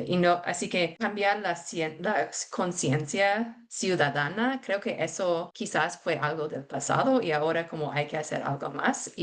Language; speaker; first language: Spanish; non-native, fluent; English